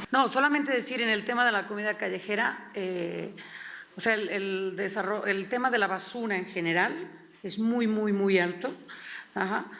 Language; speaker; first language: Spanish; native; Spanish